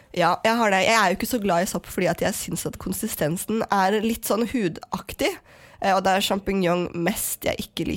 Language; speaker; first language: Norwegian; native; Norwegian